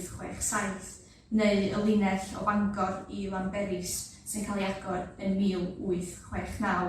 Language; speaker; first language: Welsh; native; Welsh